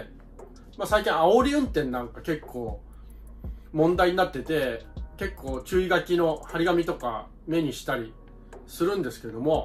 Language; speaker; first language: Japanese; native; Japanese